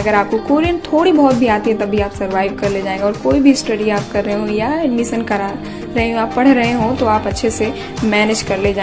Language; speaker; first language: Hindi; native; Hindi